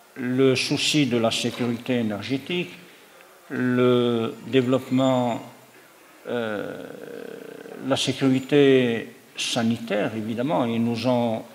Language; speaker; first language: French; non-native, local second language; Arabic